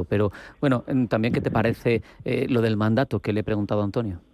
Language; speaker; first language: Spanish; native; Spanish